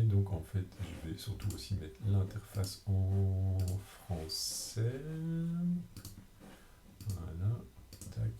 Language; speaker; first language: French; native; French